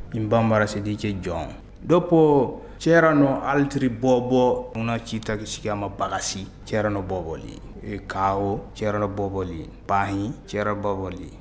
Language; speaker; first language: Italian; non-native, learner; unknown